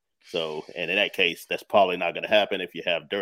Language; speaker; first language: English; native; English